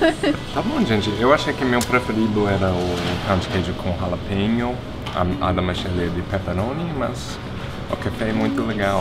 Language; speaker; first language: Portuguese; non-native, fluent; English